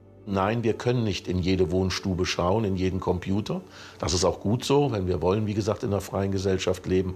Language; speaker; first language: German; native; German